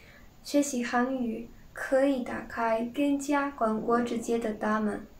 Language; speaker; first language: Chinese; non-native, learner; Spanish